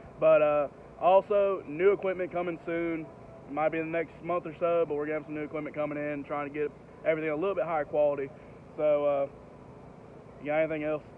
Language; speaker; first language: English; native; English